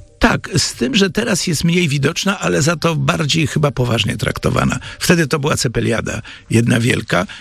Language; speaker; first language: Polish; native; Polish